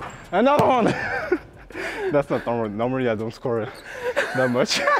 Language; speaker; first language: English; non-native, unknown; French